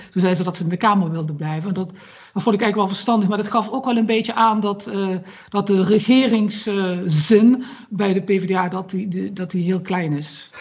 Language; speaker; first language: Dutch; native; Dutch